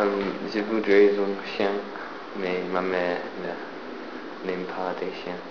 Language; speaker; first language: French; non-native, learner; English